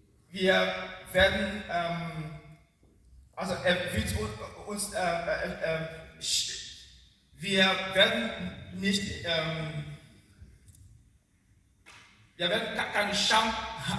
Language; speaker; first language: German; non-native, learner; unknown